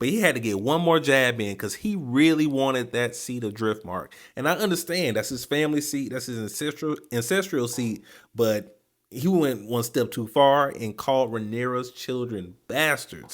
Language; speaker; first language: English; native; English